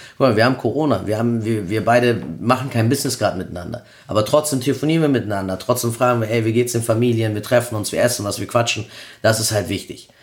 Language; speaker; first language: German; early bilingual, other home language; Spanish